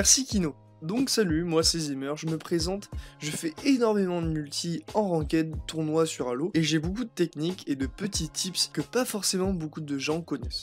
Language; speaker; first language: French; native; French